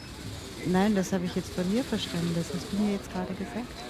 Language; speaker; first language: German; native; German